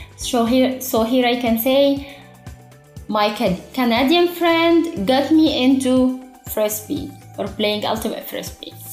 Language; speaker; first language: English; non-native, fluent; Arabic